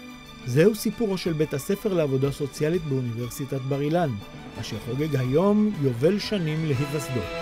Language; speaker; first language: Hebrew; native; Hebrew